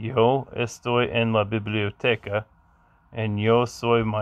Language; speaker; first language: Spanish; non-native, learner; English